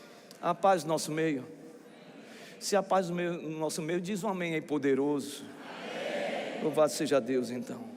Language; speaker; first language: Portuguese; native; Portuguese